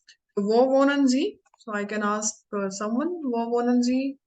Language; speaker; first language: German; non-native, learner; Hindi